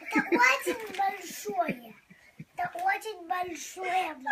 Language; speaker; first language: Russian; early bilingual, heritage; English